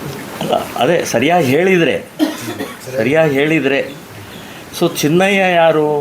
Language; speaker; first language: Kannada; native; Kannada